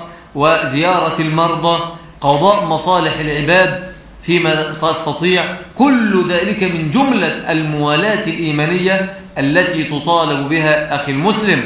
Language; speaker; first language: Arabic; native; Arabic